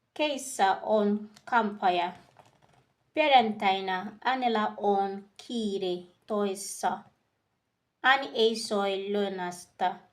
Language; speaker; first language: Finnish; non-native, learner; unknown